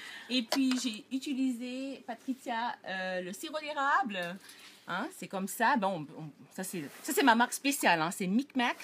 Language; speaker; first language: French; early bilingual, heritage; French